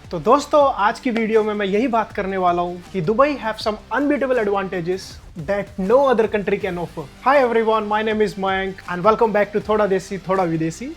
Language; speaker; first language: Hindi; native; Hindi